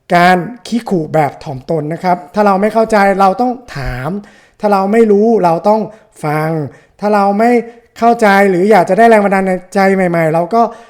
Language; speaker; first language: Thai; native; Thai